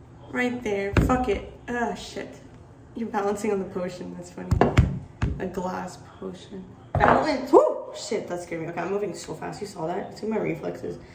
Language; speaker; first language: English; native; English